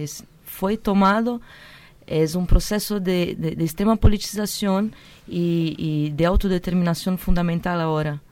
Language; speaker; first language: Spanish; non-native, learner; Portuguese